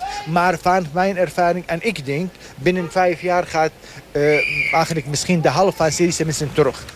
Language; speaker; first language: Dutch; non-native, learner; Arabic